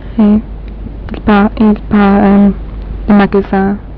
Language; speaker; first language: French; non-native, learner; Polish